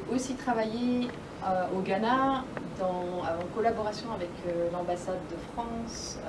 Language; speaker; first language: French; native; French